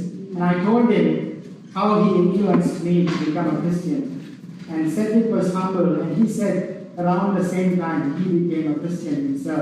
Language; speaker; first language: English; non-native, local second language; Sinhala